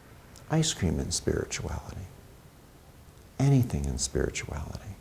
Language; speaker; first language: English; native; English